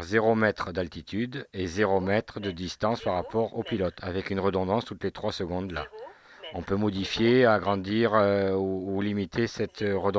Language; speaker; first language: French; native; French